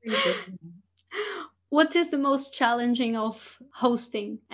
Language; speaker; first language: English; non-native, fluent; Portuguese